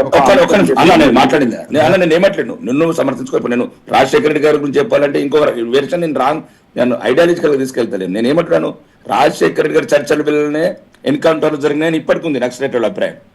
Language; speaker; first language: Telugu; native; Telugu